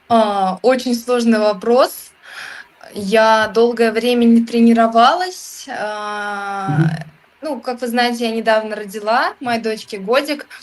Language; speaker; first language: Russian; native; Russian